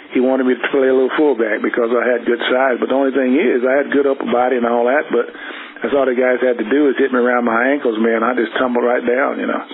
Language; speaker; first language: English; native; English